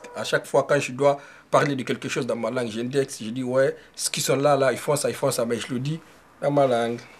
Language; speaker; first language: French; non-native, local second language; Susu